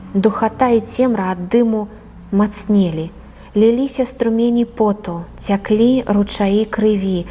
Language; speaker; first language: Belarusian; native; Belarusian